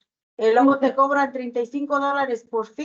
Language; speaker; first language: Spanish; native; Spanish